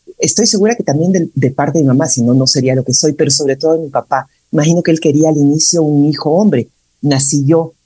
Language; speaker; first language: Spanish; native; Spanish